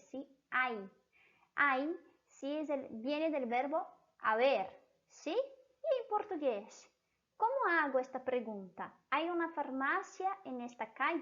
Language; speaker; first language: Spanish; non-native, fluent; Portuguese